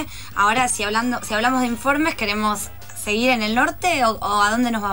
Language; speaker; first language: Spanish; native; Spanish